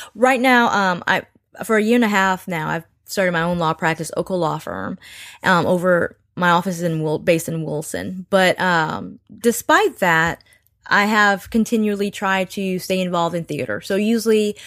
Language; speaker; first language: English; early bilingual, other home language; Yoruba